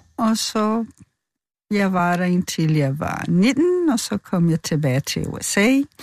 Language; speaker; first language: Danish; non-native, fluent; Portuguese